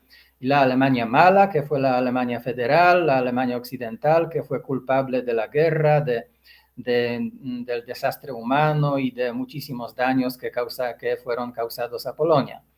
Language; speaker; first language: Spanish; non-native, fluent; Polish